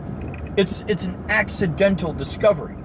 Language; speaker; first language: English; native; English